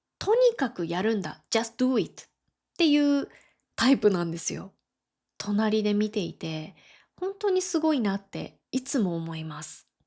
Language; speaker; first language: Japanese; native; Japanese